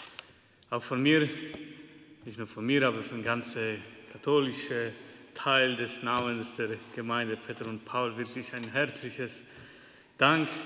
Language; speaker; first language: German; non-native, fluent; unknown